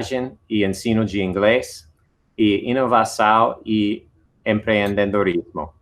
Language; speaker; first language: Portuguese; non-native, fluent; English